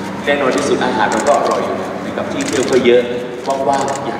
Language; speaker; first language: Thai; native; Thai